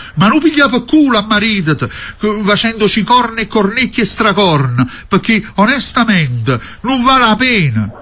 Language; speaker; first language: Italian; native; Italian